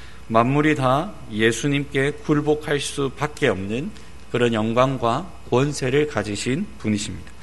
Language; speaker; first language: Korean; native; Korean